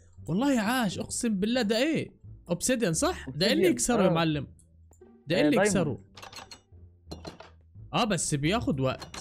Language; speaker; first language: Arabic; native; Arabic